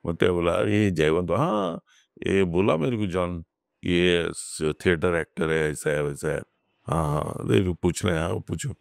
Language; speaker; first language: Hindi; non-native, local second language; Marathi